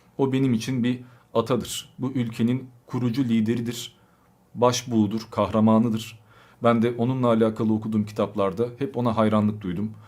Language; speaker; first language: Turkish; early bilingual, other home language; Albanian